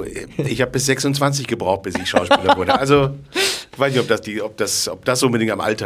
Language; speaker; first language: German; native; German